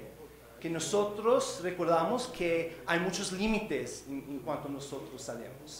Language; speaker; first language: Spanish; non-native, fluent; English